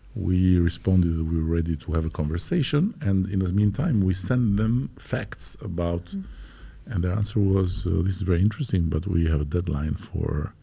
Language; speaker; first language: English; non-native, fluent; Albanian